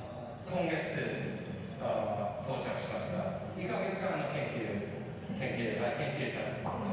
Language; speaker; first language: Japanese; non-native, learner; English